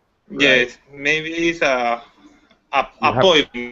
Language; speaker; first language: English; non-native, learner; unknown